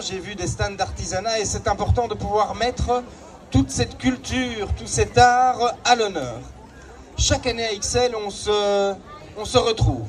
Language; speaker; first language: French; native; French